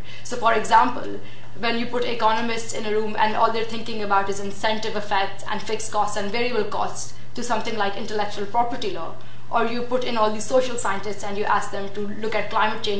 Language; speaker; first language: English; non-native, local second language; Urdu